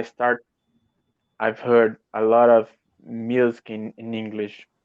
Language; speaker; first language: English; non-native, learner; Portuguese